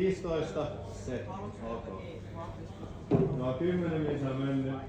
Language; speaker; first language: Finnish; native; Finnish